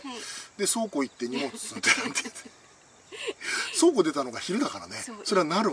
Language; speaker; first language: Japanese; native; Japanese